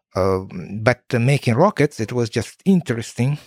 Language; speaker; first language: English; non-native, fluent; Ukrainian